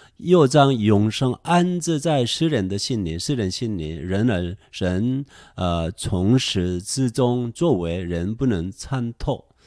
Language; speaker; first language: Chinese; non-native, fluent; Korean